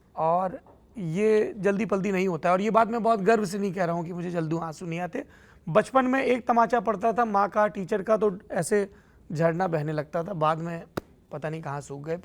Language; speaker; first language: Hindi; native; Hindi